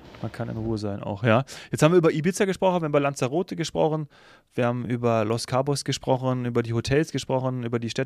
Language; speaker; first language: German; native; German